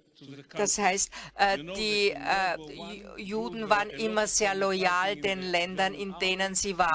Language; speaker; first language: German; non-native, fluent; Hebrew